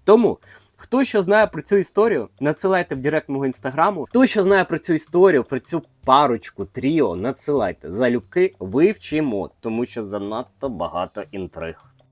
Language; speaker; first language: Ukrainian; native; Ukrainian